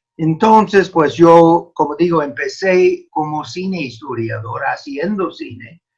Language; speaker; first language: Spanish; non-native, fluent; English